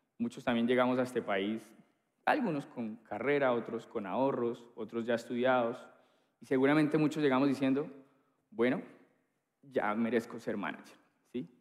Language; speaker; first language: Spanish; native; Spanish